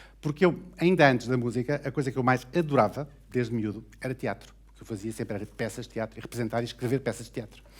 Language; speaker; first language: Portuguese; native; Portuguese